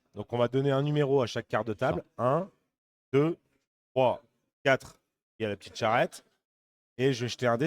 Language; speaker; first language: French; native; French